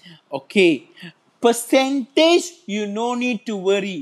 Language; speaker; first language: English; non-native, local second language; Malay